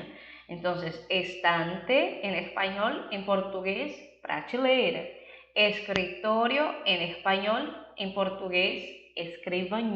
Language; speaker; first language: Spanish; non-native, fluent; Portuguese